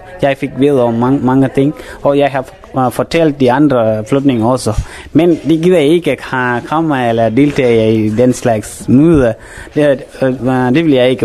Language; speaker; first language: Danish; non-native, fluent; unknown